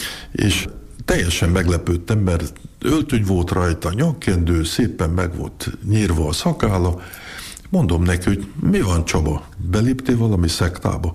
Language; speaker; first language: Hungarian; early bilingual, heritage; Hungarian